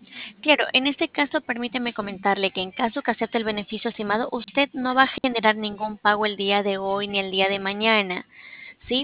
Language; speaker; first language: Spanish; native; Spanish